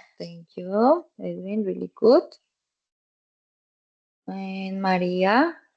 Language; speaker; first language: English; non-native, fluent; Spanish